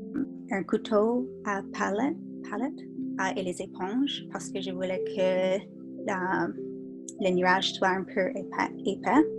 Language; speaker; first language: French; non-native, fluent; English